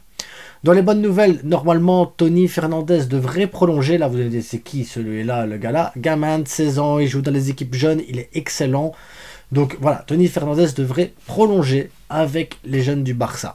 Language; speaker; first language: French; native; French